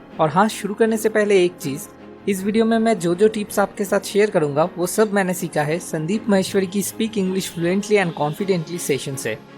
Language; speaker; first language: Hindi; native; Hindi